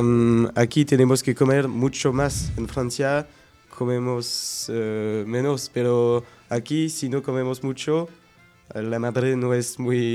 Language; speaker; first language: Spanish; non-native, learner; French